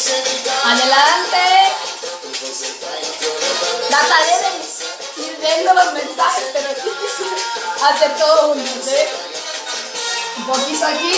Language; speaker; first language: Spanish; non-native, fluent; Portuguese